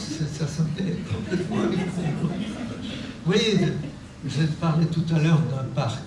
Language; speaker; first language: French; native; French